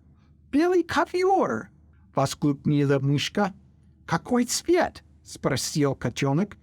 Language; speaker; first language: Russian; non-native, fluent; English